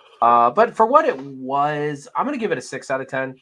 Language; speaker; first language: English; native; English